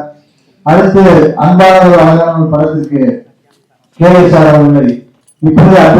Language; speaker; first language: Tamil; native; Tamil